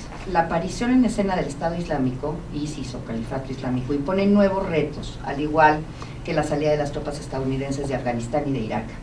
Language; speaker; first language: Spanish; native; Spanish